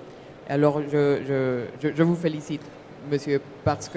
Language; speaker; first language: French; non-native, fluent; Spanish